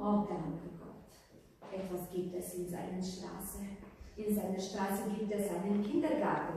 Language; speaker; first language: German; non-native, fluent; Croatian